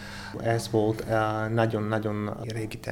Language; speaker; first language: Hungarian; non-native, learner; Slovak